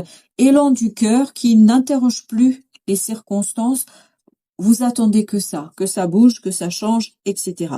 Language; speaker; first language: French; native; French